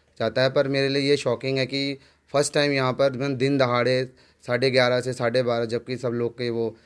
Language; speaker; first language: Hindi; native; Hindi